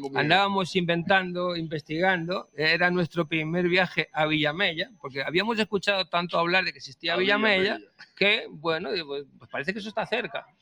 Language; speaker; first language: Spanish; native; Spanish